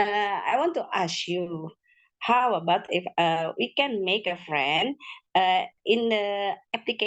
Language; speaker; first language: English; non-native, learner; Indonesian